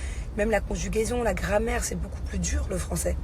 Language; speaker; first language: French; native; French